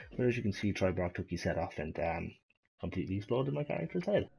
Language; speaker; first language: English; native; English